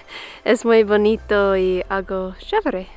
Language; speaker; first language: Spanish; non-native, learner; English